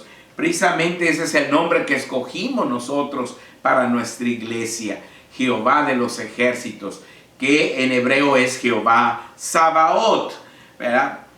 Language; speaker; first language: Spanish; native; Spanish